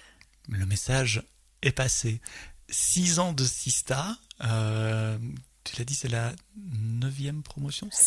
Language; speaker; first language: French; native; French